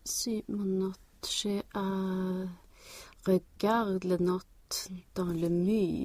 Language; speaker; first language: French; non-native, learner; Swedish